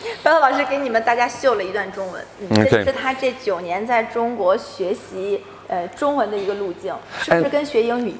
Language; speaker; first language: Chinese; native; Chinese